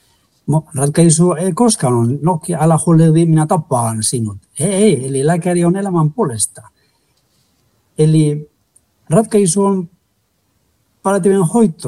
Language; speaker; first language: Finnish; non-native, fluent; Spanish